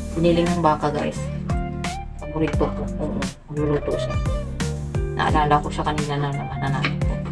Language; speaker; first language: Filipino; non-native, local second language; Hiligaynon